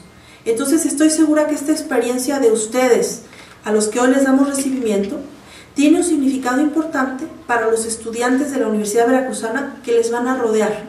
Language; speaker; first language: Spanish; native; Spanish